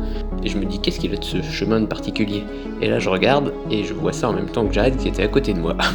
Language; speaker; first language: French; native; French